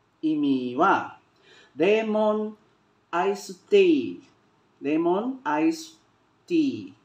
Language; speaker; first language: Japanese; non-native, learner; Malay